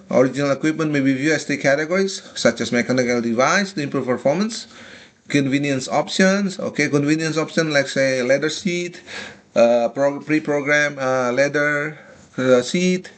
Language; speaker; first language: English; non-native, fluent; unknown